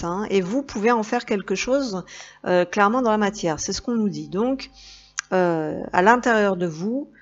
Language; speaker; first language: French; native; French